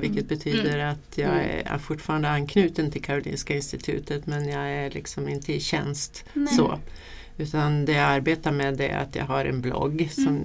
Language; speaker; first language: Swedish; native; Swedish